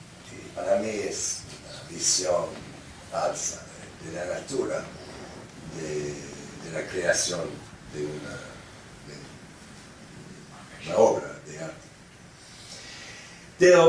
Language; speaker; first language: Spanish; non-native, fluent; English